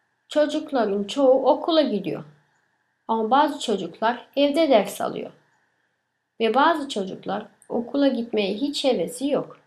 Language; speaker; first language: Turkish; early bilingual, other home language; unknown